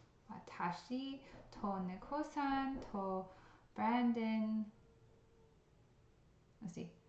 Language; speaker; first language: English; native; English